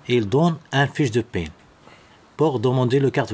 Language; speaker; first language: French; non-native, learner; Arabic